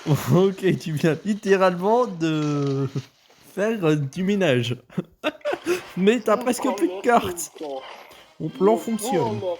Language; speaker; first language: French; native; French